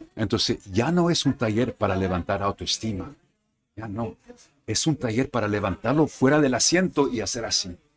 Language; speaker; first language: Spanish; early bilingual, heritage; Spanish